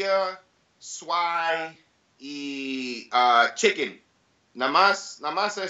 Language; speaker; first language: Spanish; early bilingual, heritage; English